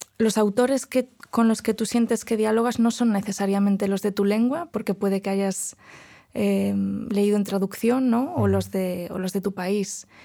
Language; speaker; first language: Spanish; non-native, local second language; Catalan